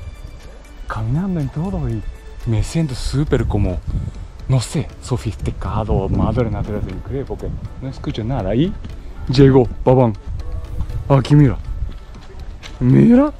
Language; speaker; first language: Spanish; non-native, learner; Japanese